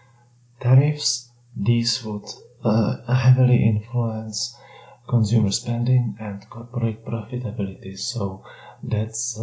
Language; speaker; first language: English; non-native, fluent; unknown